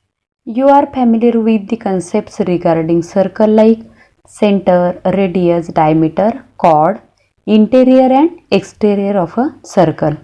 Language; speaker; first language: English; non-native, local second language; Marathi